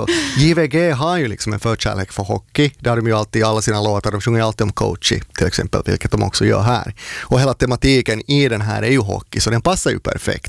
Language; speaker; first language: Swedish; native; Swedish